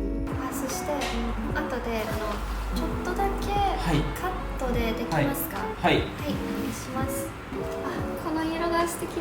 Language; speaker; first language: Japanese; non-native, learner; English